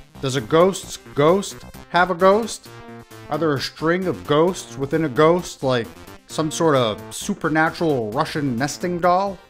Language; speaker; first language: English; native; English